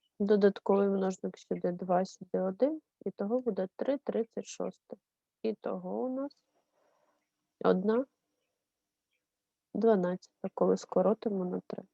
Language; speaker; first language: Ukrainian; native; Ukrainian